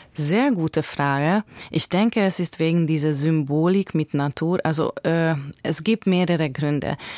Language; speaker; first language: German; non-native, fluent; Hungarian